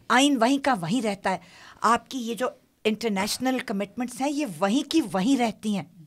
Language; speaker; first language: Urdu; non-native, local second language; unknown